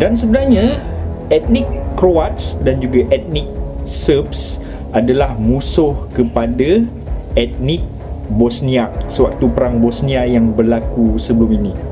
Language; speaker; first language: Malay; native; Malay